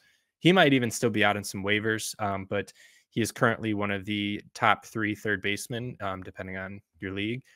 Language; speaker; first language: English; native; English